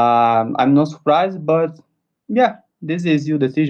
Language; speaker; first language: English; non-native, learner; Portuguese